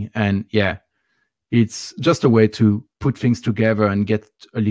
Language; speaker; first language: English; non-native, fluent; French